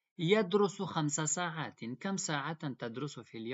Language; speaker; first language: Arabic; non-native, fluent; Pashto